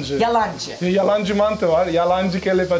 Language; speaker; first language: Turkish; non-native, learner; Italian